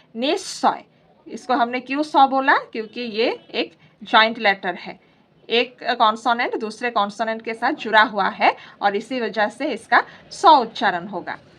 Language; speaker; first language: Hindi; non-native, local second language; Assamese